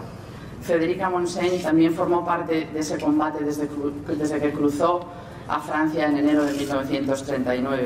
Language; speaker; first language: Spanish; native; Spanish